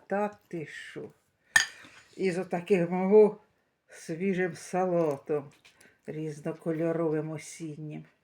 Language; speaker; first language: Ukrainian; native; Ukrainian